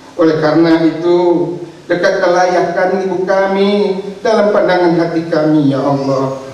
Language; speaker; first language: Indonesian; native; Indonesian